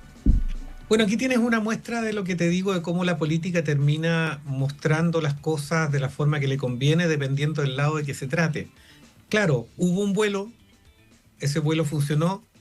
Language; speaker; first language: Spanish; native; Spanish